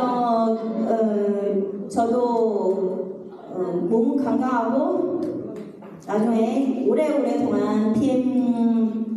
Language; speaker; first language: Korean; non-native, learner; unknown